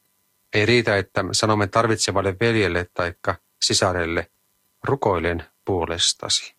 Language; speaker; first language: Finnish; native; Finnish